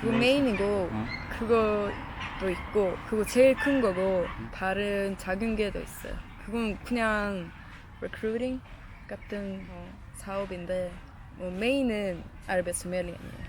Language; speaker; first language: Korean; non-native, fluent; Swedish